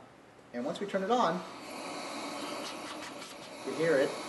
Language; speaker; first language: English; native; English